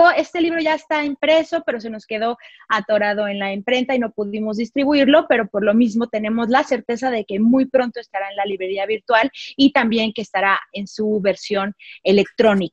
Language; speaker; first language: Spanish; native; Spanish